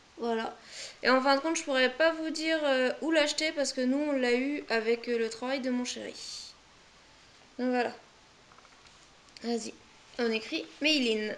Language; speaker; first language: French; native; French